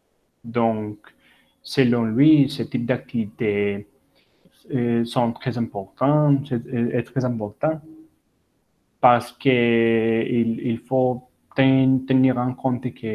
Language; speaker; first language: French; non-native, learner; Spanish